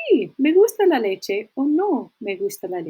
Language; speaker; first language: Spanish; non-native, fluent; English